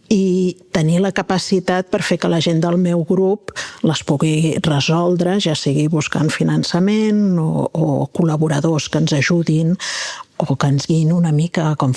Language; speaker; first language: Catalan; native; Catalan